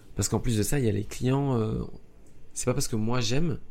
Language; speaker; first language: French; native; French